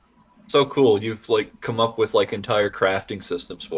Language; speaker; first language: English; native; English